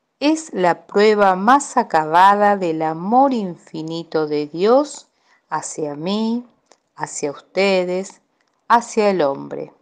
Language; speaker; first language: Spanish; native; Spanish